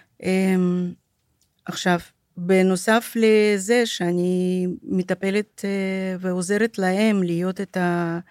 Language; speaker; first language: Hebrew; non-native, fluent; Russian